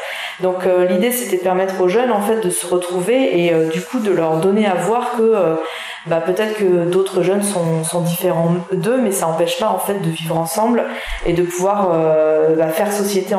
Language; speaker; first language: French; native; French